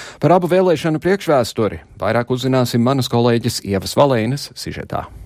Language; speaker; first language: Latvian; early bilingual, heritage; Latvian